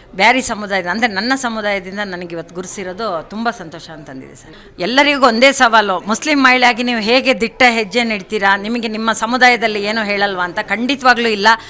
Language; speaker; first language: Kannada; non-native, local second language; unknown